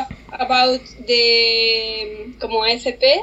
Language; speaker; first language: English; non-native, learner; Spanish